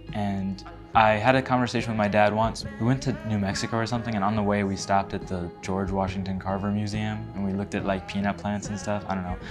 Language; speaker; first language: English; native; English